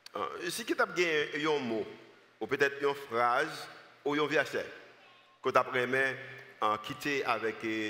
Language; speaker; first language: French; non-native, local second language; Haitian Creole